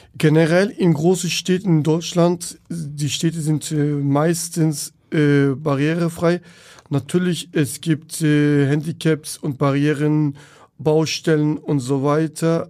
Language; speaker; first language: German; non-native, fluent; Turkish